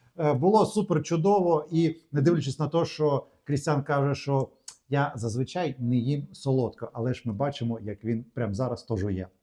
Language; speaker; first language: Ukrainian; native; Ukrainian